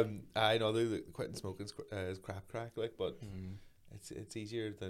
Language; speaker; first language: English; native; English